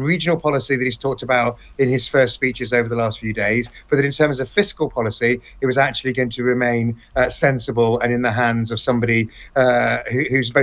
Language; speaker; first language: English; native; English